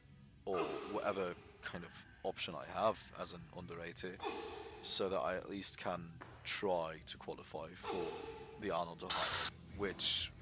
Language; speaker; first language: English; non-native, fluent; German